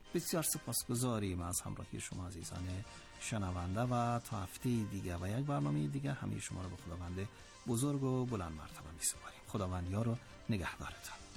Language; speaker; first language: Persian; native; Persian